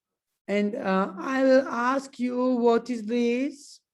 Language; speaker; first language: English; non-native, learner; Georgian